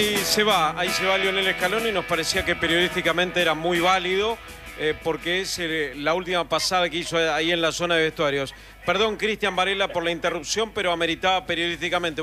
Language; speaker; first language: Spanish; native; Spanish